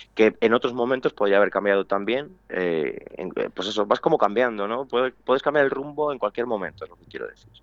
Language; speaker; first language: Spanish; native; Spanish